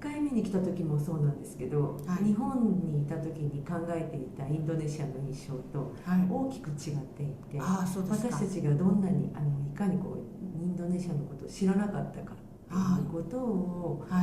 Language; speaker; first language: Japanese; early bilingual, other home language; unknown